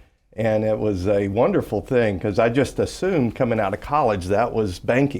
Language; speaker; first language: English; native; English